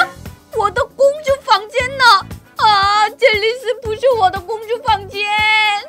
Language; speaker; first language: Chinese; non-native, fluent; Korean